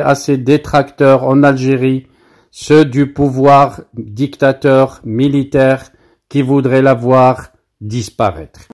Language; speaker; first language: French; non-native, local second language; Arabic